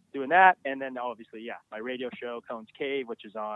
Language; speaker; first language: English; native; English